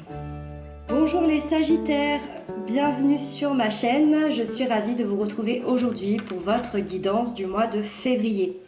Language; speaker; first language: French; native; French